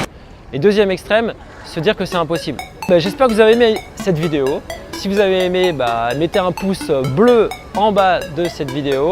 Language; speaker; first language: French; native; French